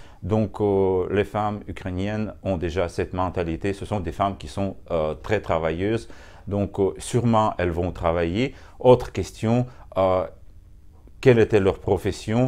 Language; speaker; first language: French; non-native, fluent; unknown